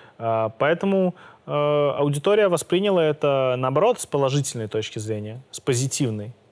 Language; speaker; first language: Russian; native; Russian